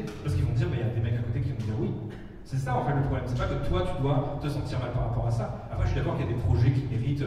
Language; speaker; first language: French; native; French